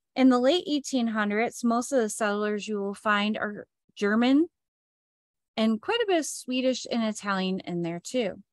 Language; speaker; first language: English; native; English